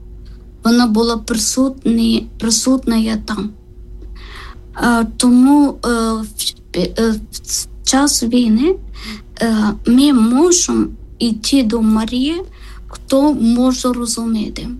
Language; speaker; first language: Ukrainian; non-native, learner; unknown